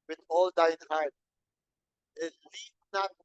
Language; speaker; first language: English; non-native, local second language; Filipino